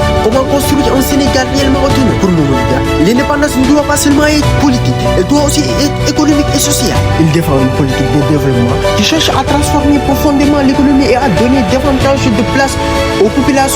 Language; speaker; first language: French; non-native, local second language; Wolof